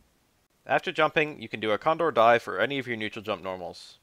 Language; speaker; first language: English; native; English